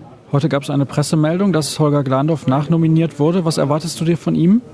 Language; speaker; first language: German; native; German